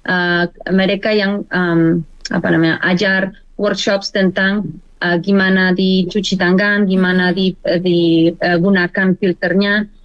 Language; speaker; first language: Indonesian; non-native, learner; Spanish